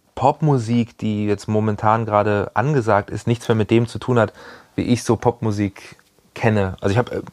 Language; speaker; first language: German; native; German